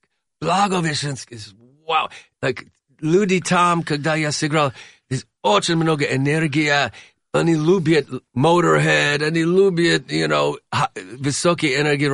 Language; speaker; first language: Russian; non-native, learner; English